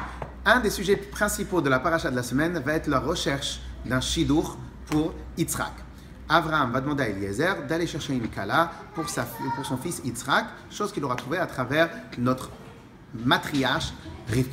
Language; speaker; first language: French; native; French